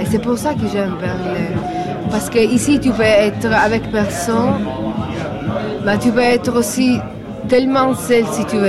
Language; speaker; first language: French; non-native, learner; Italian